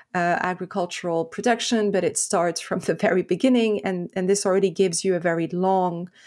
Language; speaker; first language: English; non-native, fluent; French